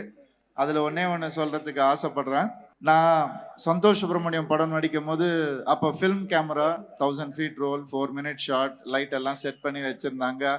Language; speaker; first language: Tamil; native; Tamil